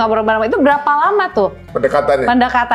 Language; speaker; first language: Indonesian; native; Indonesian